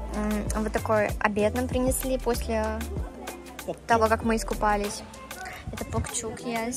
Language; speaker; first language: Russian; native; Russian